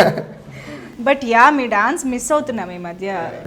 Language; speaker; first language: Telugu; native; Telugu